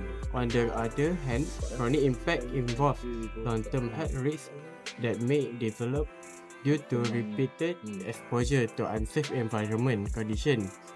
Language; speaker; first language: English; non-native, local second language; Malay